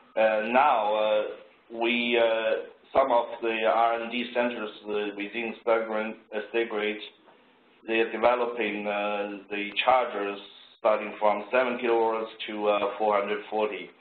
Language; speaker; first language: English; non-native, fluent; Chinese